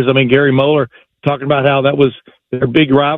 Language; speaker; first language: English; native; English